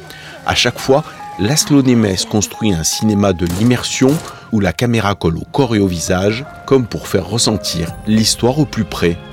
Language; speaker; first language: French; native; French